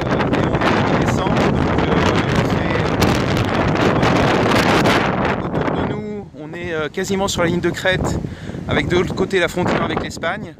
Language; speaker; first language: French; native; French